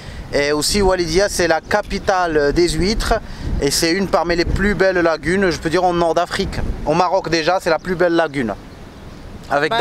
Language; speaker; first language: French; native; French